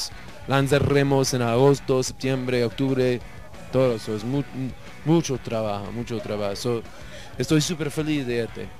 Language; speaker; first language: Spanish; non-native, learner; English